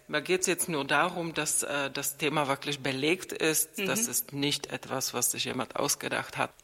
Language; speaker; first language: German; non-native, fluent; Czech